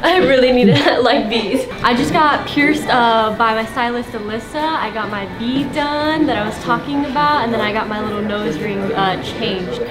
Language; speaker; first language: English; native; English